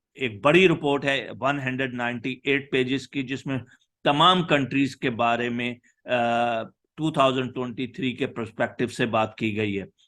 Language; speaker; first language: Urdu; native; Urdu